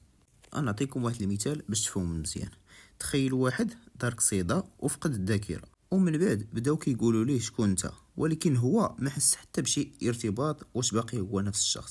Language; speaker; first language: Arabic; native; Arabic